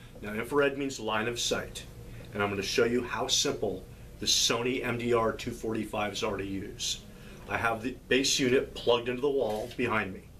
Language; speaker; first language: English; native; English